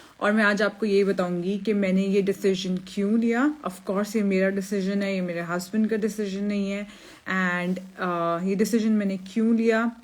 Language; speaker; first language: Hindi; native; Hindi